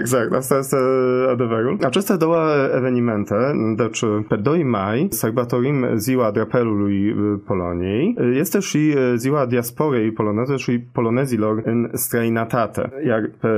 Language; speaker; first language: Romanian; non-native, fluent; Polish